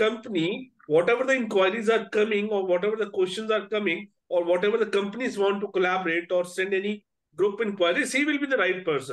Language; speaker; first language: English; non-native, local second language; Hindi